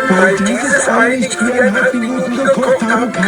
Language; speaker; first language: German; non-native, fluent; English